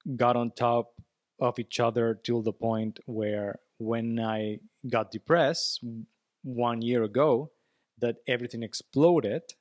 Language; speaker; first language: English; non-native, fluent; Spanish